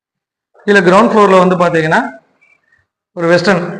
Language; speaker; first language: Tamil; native; Tamil